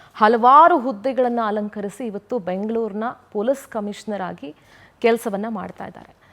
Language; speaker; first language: Kannada; native; Kannada